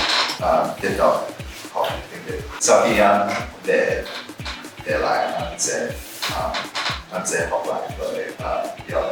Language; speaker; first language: Vietnamese; non-native, learner; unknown